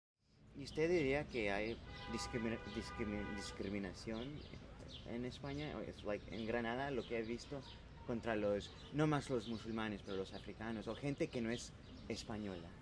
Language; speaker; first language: Spanish; non-native, learner; English